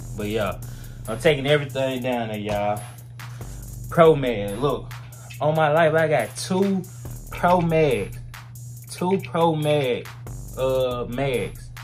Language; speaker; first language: English; native; English